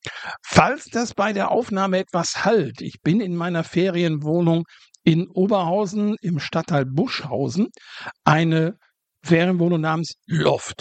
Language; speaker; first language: German; native; German